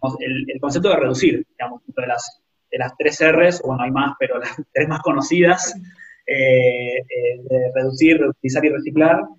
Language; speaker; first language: Spanish; native; Spanish